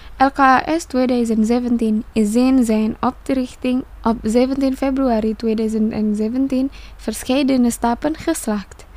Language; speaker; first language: Dutch; non-native, fluent; Indonesian